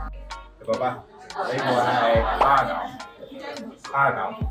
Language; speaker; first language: Cantonese; non-native, fluent; English